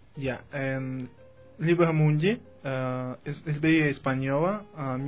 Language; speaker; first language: Spanish; non-native, fluent; Russian